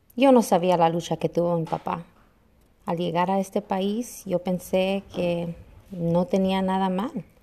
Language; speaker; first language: Spanish; early bilingual, heritage; Spanish